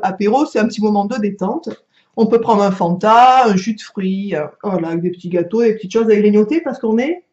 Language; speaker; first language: French; native; French